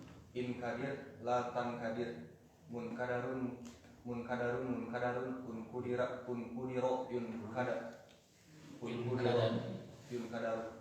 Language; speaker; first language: Arabic; non-native, learner; Indonesian